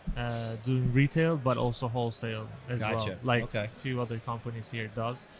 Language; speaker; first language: English; non-native, fluent; Turkish